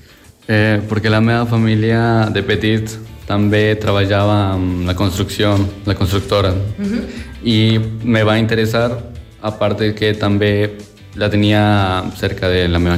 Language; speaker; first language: Catalan; non-native, learner; Spanish